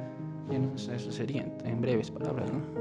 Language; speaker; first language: Spanish; native; Spanish